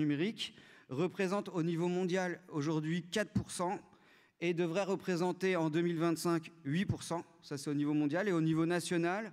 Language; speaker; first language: French; native; French